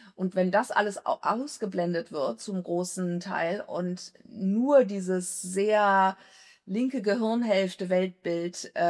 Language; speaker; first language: German; native; German